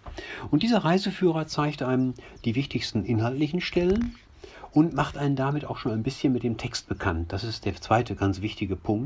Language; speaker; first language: German; native; German